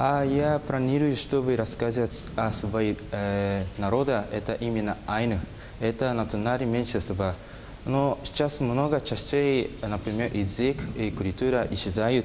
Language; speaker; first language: Russian; non-native, learner; Japanese